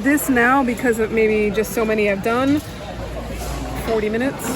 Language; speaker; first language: English; native; English